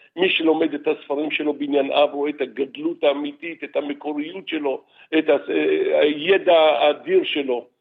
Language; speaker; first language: Hebrew; early bilingual, other home language; Arabic